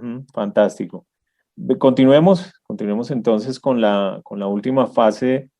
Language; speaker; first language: Spanish; native; Spanish